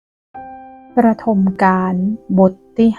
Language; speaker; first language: Thai; non-native, local second language; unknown